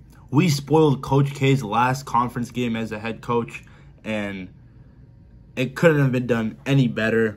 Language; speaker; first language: English; native; English